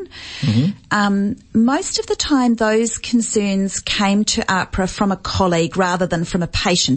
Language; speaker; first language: English; native; English